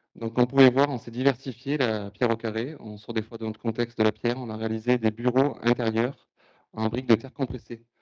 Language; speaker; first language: French; native; French